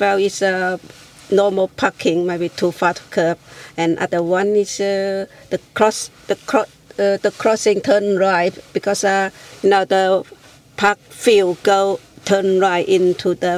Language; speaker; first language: English; non-native, learner; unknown